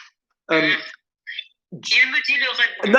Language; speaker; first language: French; non-native, learner; English